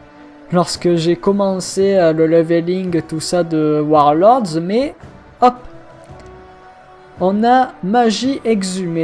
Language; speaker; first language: French; native; French